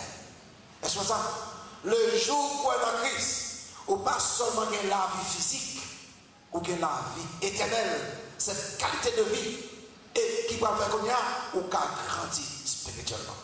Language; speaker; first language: French; non-native, local second language; Haitian Creole